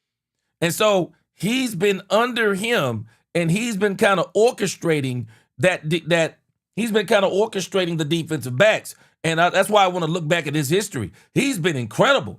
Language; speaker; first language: English; native; English